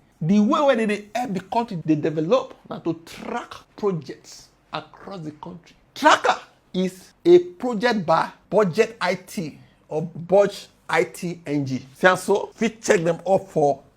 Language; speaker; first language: Nigerian Pidgin; native; Nigerian Pidgin